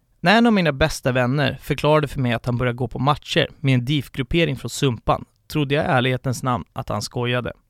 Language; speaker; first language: Swedish; native; Swedish